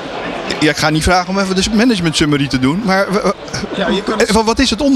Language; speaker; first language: Dutch; native; Dutch